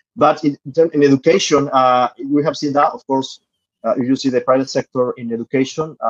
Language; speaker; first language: English; non-native, fluent; Spanish